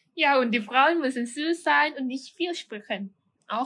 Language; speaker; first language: German; non-native, fluent; Thai